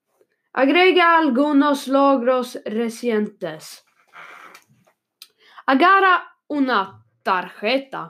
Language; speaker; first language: Spanish; non-native, learner; Swedish